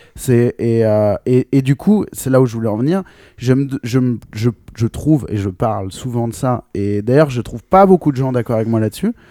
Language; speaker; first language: French; native; French